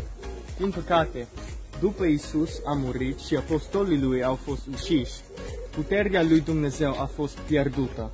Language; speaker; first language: Romanian; non-native, learner; English